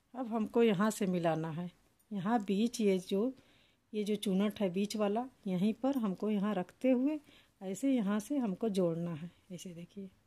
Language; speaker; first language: Hindi; native; Hindi